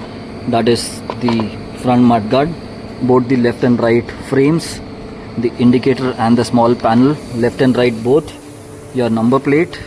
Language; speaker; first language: English; non-native, local second language; Hindi